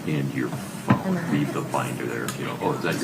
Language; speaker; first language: English; native; English